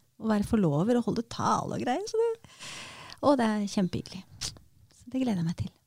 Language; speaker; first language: Norwegian; early bilingual, other home language; Romanian